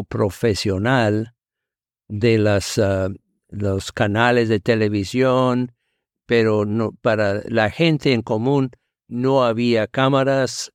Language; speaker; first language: Spanish; non-native, fluent; English